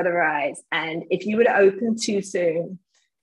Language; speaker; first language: English; native; English